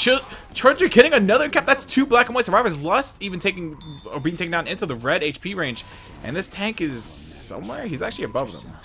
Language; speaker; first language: English; native; English